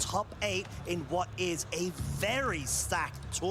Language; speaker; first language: English; native; English